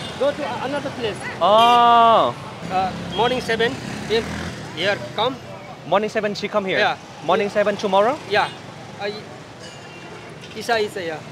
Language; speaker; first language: English; non-native, learner; Vietnamese